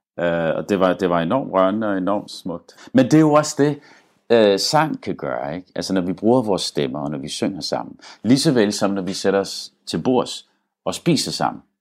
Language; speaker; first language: Danish; early bilingual, other home language; Arabic